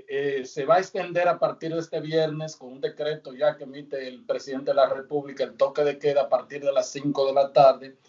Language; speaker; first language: Spanish; native; Spanish